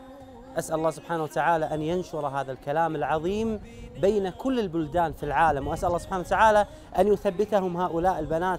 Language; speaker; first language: Arabic; native; Arabic